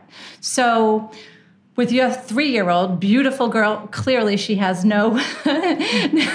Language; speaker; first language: English; native; English